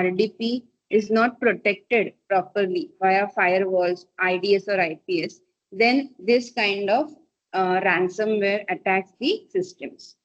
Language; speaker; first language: English; non-native, local second language; Marathi